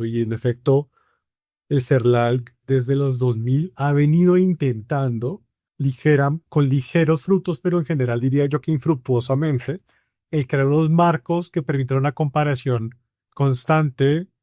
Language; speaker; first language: Spanish; native; Spanish